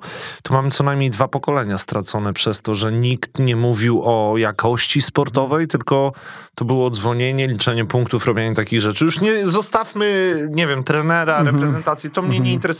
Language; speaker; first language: Polish; native; Polish